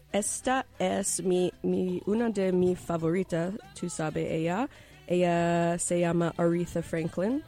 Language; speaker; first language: Spanish; non-native, learner; English